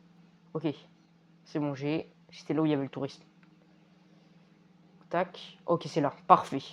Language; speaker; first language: French; native; French